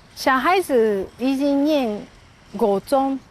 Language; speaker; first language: Chinese; non-native, fluent; Japanese